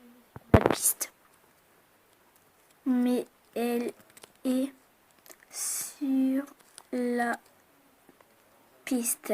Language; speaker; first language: French; native; French